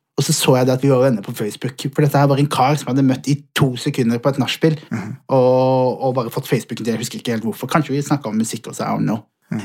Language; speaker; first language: Norwegian; early bilingual, other home language; Somali